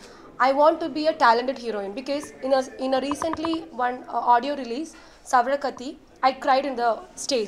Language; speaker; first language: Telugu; non-native, learner; Malayalam